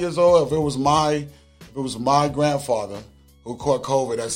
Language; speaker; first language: English; native; English